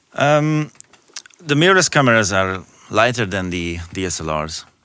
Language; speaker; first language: English; non-native, fluent; Hungarian